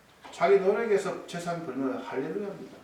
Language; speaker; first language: Korean; native; Korean